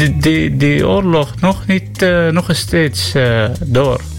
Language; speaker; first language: Dutch; non-native, learner; Arabic